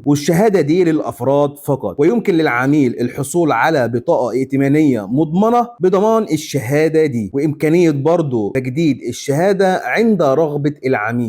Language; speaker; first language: Arabic; native; Arabic